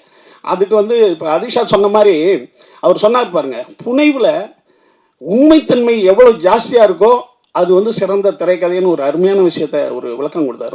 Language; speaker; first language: Tamil; native; Tamil